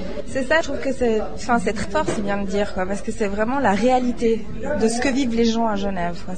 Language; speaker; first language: French; native; French